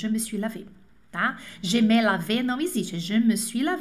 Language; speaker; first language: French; non-native, fluent; Portuguese